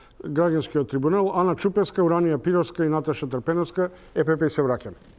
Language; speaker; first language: Macedonian; native; Macedonian